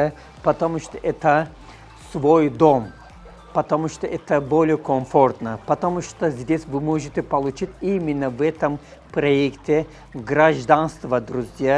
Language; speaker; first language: Russian; non-native, learner; Turkish